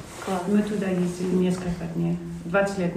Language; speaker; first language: Russian; non-native, fluent; German